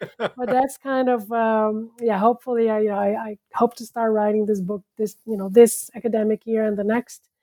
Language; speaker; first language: English; non-native, fluent; Portuguese